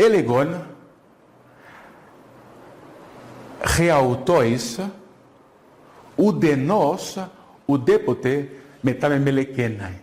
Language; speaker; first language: Greek; non-native, fluent; Portuguese